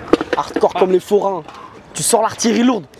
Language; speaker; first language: French; native; French